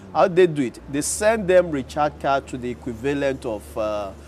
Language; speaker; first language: English; non-native, local second language; Yoruba